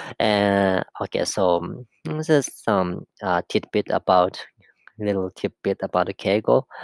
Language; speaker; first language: English; non-native, fluent; Japanese